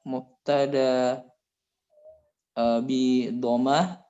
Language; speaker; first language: Arabic; non-native, learner; Indonesian